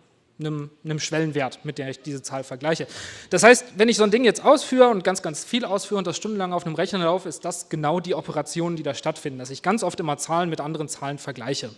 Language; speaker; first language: German; native; German